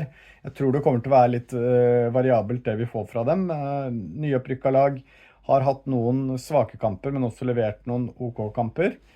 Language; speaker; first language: Norwegian; native; Norwegian